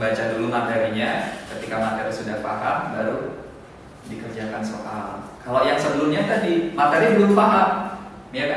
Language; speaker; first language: Indonesian; native; Indonesian